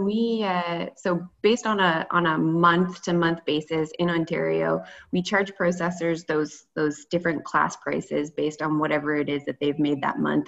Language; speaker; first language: English; native; English